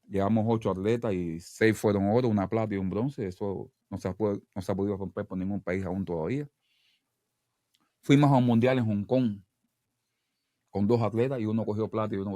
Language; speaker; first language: Spanish; native; Spanish